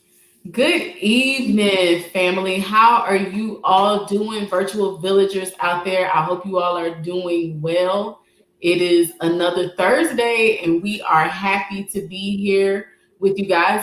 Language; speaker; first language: English; native; English